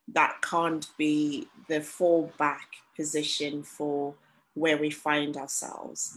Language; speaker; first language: English; non-native, local second language; Shona